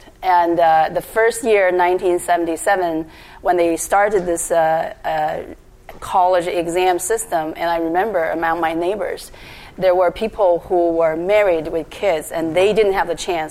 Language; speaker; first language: English; non-native, fluent; Chinese